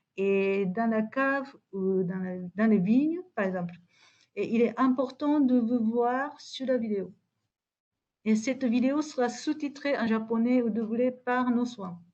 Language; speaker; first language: French; non-native, fluent; Japanese